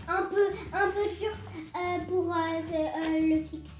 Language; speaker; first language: French; native; French